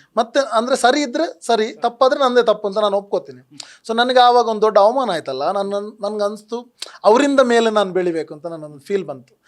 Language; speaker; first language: Kannada; non-native, local second language; Tulu